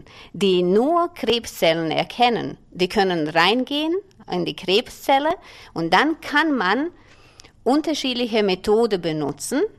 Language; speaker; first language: German; non-native, fluent; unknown